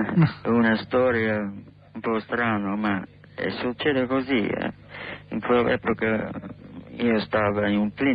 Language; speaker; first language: Italian; non-native, learner; English